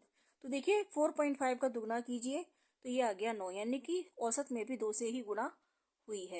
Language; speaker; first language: Hindi; native; Hindi